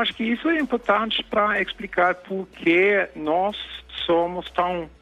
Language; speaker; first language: Portuguese; non-native, fluent; Norwegian